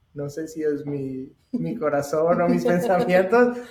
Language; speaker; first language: Spanish; native; Spanish